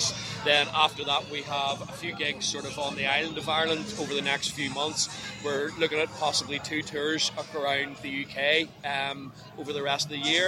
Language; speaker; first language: English; native; English